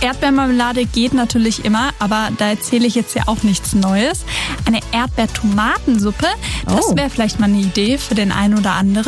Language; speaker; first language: German; native; German